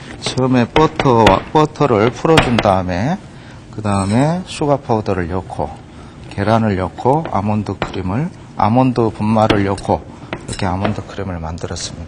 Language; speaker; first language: Korean; native; Korean